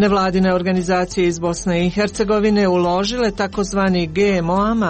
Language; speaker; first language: Croatian; native; Croatian